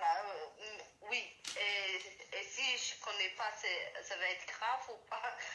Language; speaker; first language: French; non-native, learner; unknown